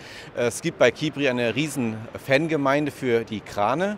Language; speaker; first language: German; native; German